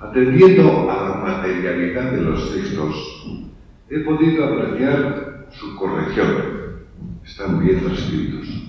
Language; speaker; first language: Spanish; native; Spanish